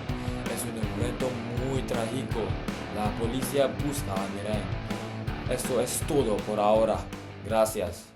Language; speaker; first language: Spanish; non-native, learner; English